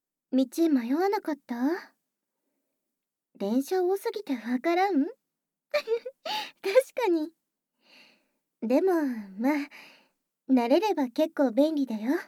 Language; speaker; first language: Japanese; native; Japanese